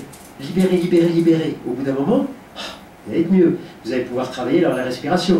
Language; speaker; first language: French; native; French